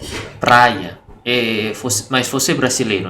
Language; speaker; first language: Portuguese; non-native, learner; Indonesian